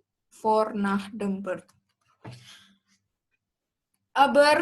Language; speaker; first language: German; non-native, learner; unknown